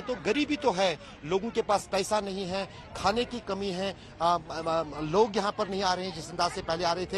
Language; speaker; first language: Hindi; native; Hindi